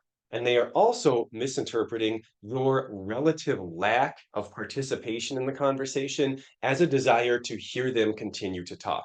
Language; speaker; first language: English; native; English